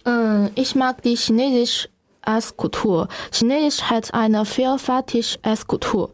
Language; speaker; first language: German; non-native, learner; Chinese